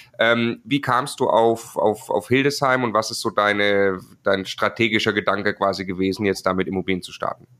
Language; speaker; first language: German; native; German